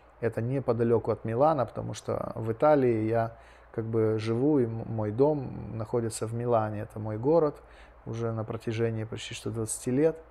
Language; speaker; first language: Russian; native; Russian